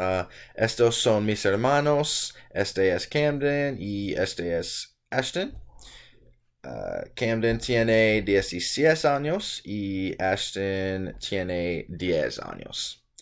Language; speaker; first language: Spanish; non-native, learner; English